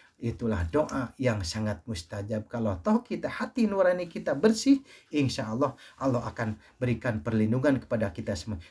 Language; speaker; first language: Indonesian; native; Indonesian